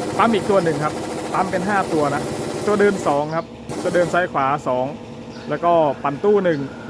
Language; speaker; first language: Thai; native; Thai